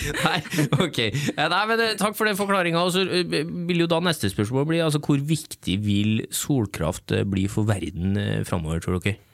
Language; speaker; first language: Norwegian; native; Norwegian